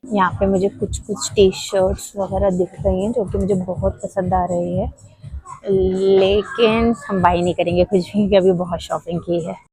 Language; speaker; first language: Urdu; native; Urdu